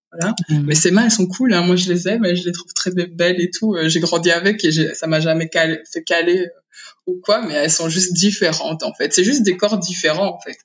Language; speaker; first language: French; early bilingual, other home language; Kinyarwanda